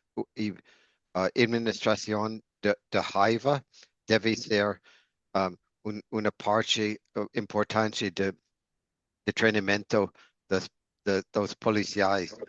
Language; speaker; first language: Portuguese; non-native, learner; English